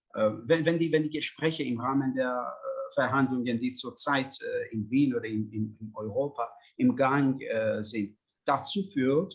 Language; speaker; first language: German; non-native, fluent; Persian